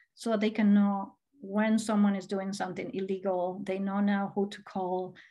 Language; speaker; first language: English; non-native, fluent; Spanish